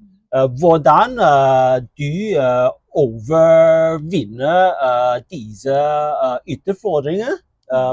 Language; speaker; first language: Norwegian; non-native, learner; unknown